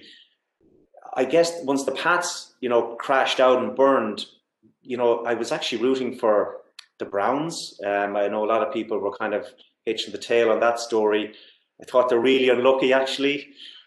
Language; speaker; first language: English; native; English